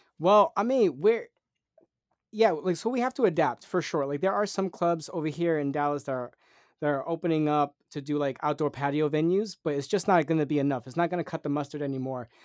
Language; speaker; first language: English; native; English